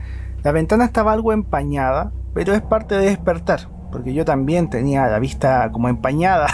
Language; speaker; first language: Spanish; native; Spanish